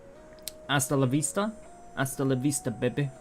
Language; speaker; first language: Spanish; non-native, learner; English